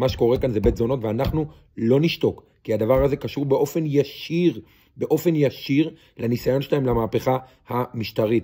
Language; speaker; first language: Hebrew; native; Hebrew